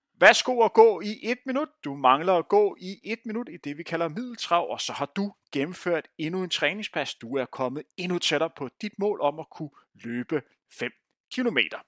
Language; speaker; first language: Danish; native; Danish